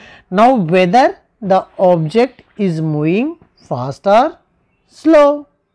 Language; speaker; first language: English; non-native, local second language; Telugu